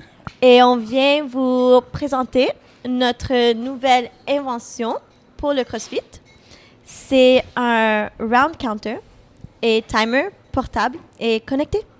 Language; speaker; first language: French; non-native, fluent; English